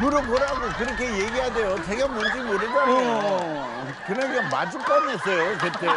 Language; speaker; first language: Korean; non-native, fluent; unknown